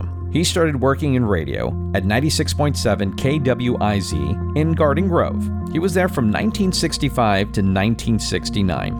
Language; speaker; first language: English; native; English